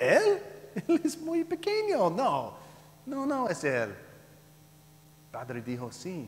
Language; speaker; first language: Spanish; non-native, learner; English